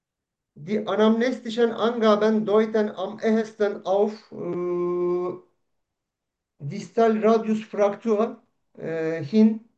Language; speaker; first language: German; non-native, fluent; Turkish